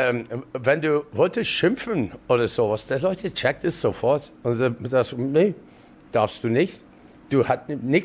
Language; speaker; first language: German; non-native, fluent; English